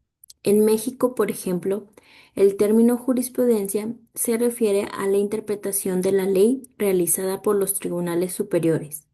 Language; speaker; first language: Spanish; native; Spanish